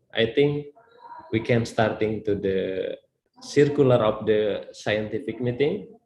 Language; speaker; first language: English; non-native, learner; Indonesian